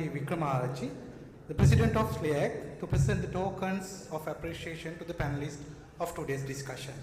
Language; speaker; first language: English; non-native, local second language; Sinhala